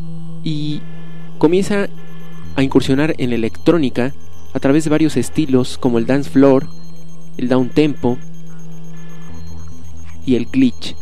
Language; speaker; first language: Spanish; native; Spanish